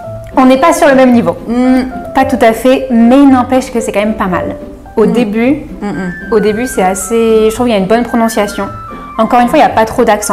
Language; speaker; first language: French; native; French